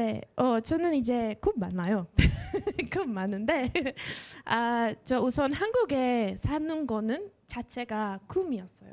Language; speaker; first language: Korean; non-native, fluent; Spanish